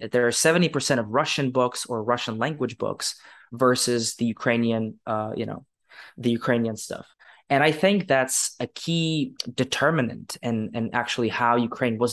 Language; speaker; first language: English; non-native, fluent; Ukrainian